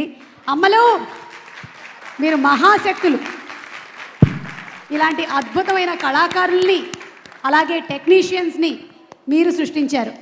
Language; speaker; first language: Telugu; native; Telugu